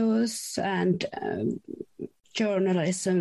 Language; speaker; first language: English; non-native, fluent; Finnish